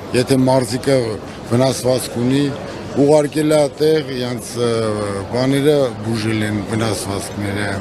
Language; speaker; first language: Armenian; native; Armenian